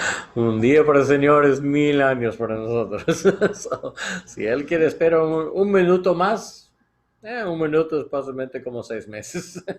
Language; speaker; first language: Spanish; non-native, learner; English